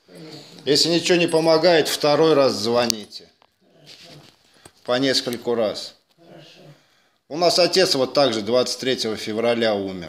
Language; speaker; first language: Russian; native; Russian